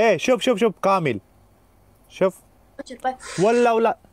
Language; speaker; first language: Arabic; non-native, learner; Pashto